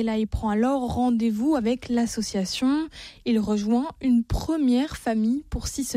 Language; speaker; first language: French; native; French